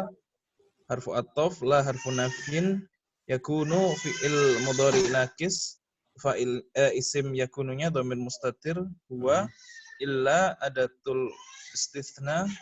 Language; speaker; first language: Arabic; non-native, learner; Indonesian